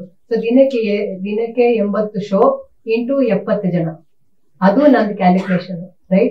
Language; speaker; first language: Kannada; native; Kannada